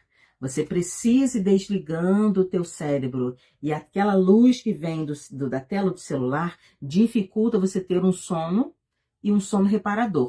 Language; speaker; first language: Portuguese; native; Portuguese